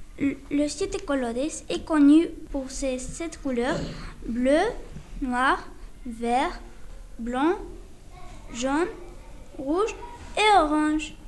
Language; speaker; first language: French; non-native, learner; Spanish